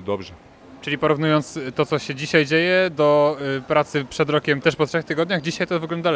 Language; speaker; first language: Polish; native; Polish